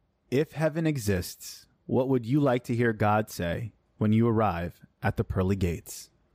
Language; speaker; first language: English; native; English